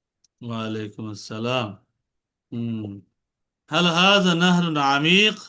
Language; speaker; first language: Arabic; non-native, fluent; Bangla